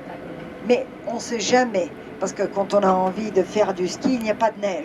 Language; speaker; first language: French; non-native, fluent; Serbian